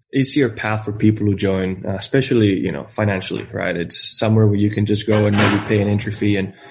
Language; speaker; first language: English; non-native, fluent; Spanish